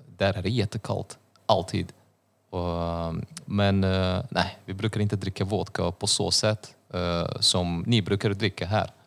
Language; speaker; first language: Swedish; non-native, fluent; Russian